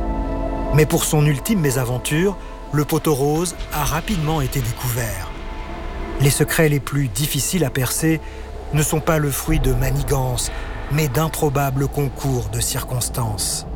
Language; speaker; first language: French; native; French